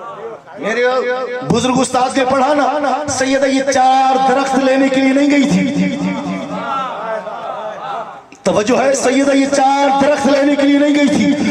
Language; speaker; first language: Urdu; non-native, local second language; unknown